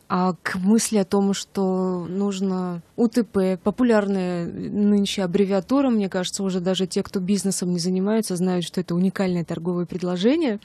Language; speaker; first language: Russian; native; Russian